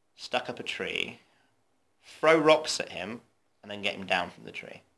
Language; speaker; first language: English; native; English